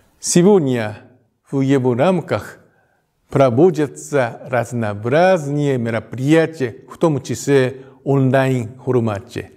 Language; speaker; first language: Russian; non-native, fluent; Japanese